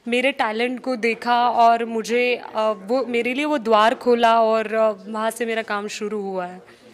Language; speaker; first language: Hindi; non-native, local second language; Marathi